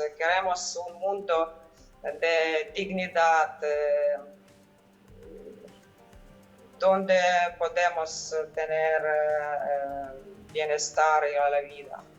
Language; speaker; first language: Spanish; non-native, fluent; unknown